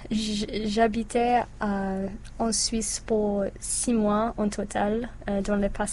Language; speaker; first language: French; non-native, learner; English